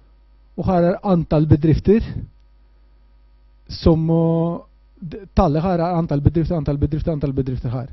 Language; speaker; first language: Norwegian; non-native, fluent; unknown